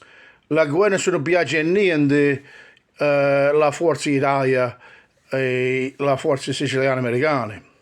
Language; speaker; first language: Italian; early bilingual, heritage; English